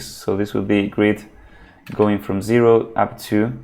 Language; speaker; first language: English; non-native, fluent; Spanish